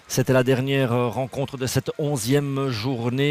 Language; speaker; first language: French; native; French